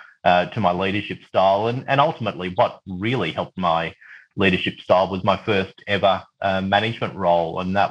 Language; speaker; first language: English; native; English